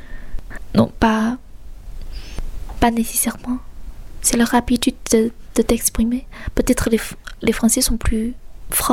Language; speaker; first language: French; non-native, fluent; Chinese